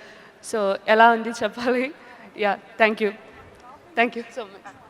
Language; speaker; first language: Telugu; non-native, learner; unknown